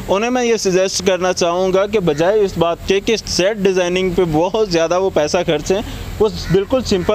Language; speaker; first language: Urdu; non-native, local second language; Punjabi